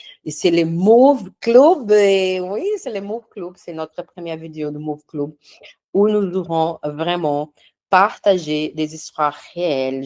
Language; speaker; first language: French; non-native, fluent; Portuguese